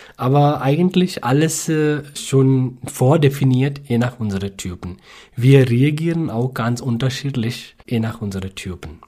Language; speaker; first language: German; non-native, learner; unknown